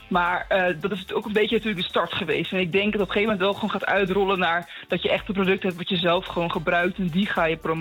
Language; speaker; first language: Dutch; native; Dutch